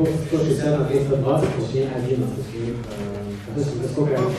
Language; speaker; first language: Russian; native; Russian